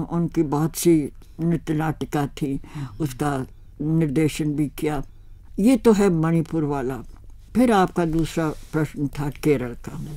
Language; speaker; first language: Hindi; native; Hindi